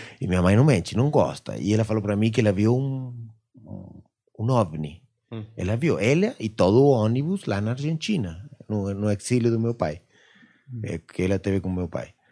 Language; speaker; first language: Portuguese; non-native, fluent; Spanish